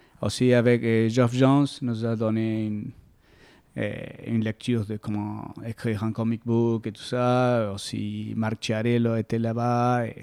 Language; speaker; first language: French; non-native, learner; Spanish